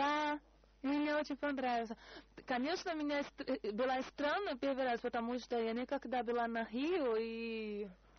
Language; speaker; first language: Russian; non-native, learner; Portuguese